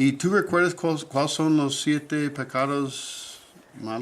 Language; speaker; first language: Spanish; non-native, learner; English